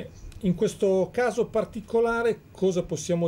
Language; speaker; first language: Italian; native; Italian